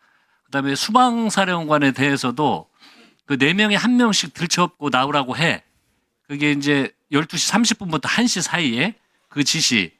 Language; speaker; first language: Korean; native; Korean